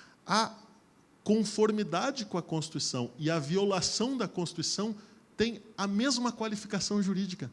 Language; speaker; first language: Portuguese; native; Portuguese